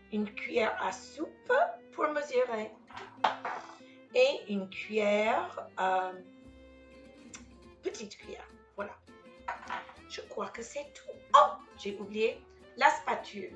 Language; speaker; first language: French; non-native, fluent; English